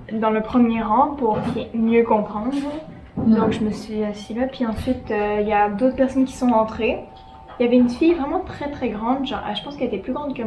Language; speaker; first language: French; native; French